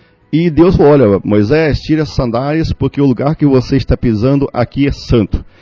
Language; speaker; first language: Portuguese; native; Portuguese